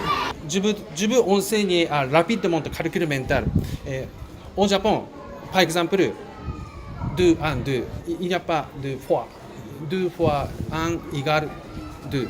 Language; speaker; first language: French; non-native, learner; Japanese